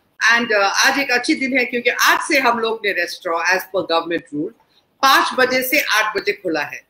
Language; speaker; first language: Hindi; non-native, local second language; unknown